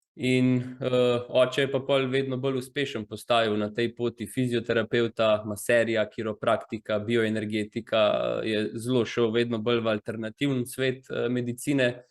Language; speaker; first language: Slovenian; early bilingual, other home language; Croatian